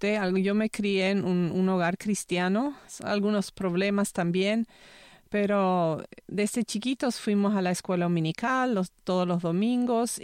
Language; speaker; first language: Spanish; non-native, local second language; Low German